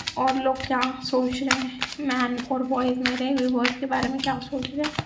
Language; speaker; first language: Hindi; non-native, local second language; Marathi